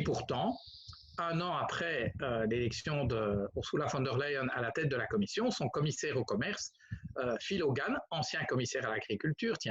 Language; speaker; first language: French; native; French